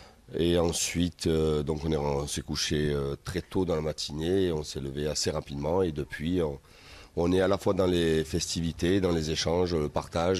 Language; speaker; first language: French; native; French